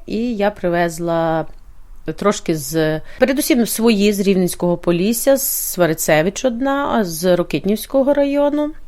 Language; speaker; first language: Ukrainian; native; Ukrainian